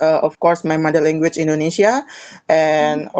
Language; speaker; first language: English; non-native, learner; Indonesian